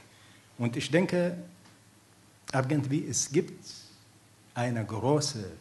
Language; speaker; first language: German; non-native, fluent; Arabic